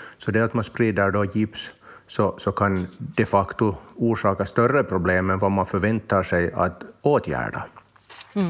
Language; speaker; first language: Swedish; native; Swedish